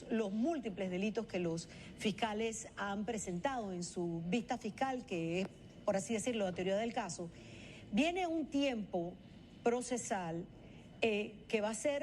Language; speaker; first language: Spanish; native; Spanish